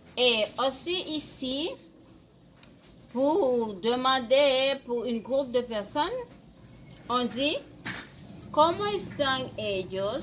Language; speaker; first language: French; non-native, fluent; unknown